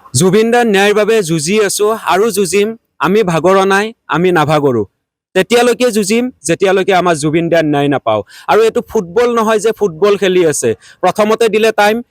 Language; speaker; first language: Assamese; native; Assamese